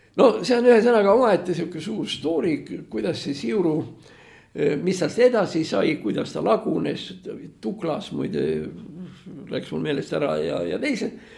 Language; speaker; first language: Estonian; native; Estonian